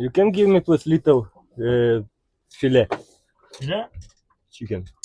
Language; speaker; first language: English; non-native, learner; Ukrainian